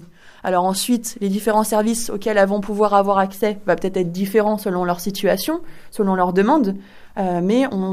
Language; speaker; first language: French; native; French